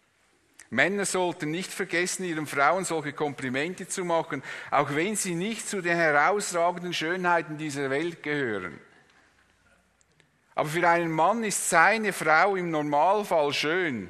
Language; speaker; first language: German; native; German